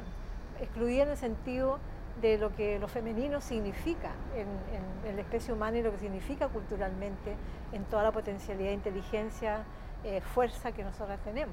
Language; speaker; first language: Spanish; native; Spanish